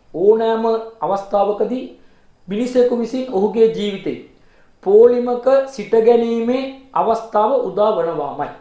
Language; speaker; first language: Sinhala; non-native, local second language; Tamil